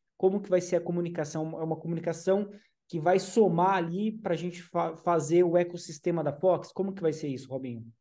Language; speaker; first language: Portuguese; native; Portuguese